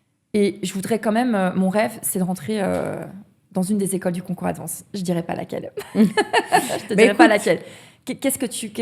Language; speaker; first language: French; native; French